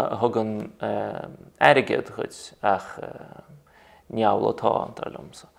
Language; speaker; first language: Irish; non-native, fluent; Russian